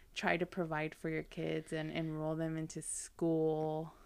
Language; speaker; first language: English; native; English